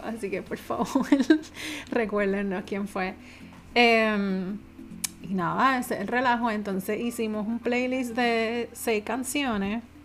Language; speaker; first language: Spanish; native; Spanish